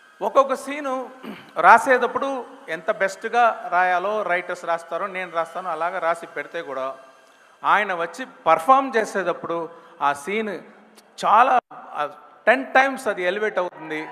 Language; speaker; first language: Telugu; non-native, fluent; Tamil